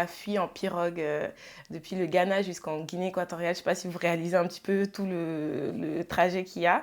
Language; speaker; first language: French; early bilingual, other home language; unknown